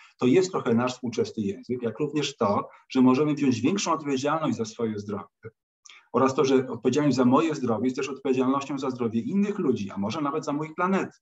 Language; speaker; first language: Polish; native; Polish